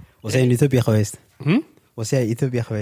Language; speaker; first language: Dutch; non-native, local second language; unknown